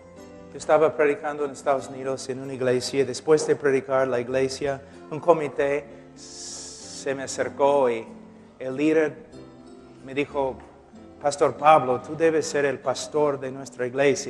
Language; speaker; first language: Spanish; non-native, fluent; English